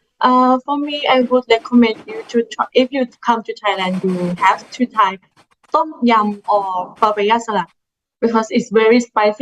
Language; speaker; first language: English; non-native, learner; Thai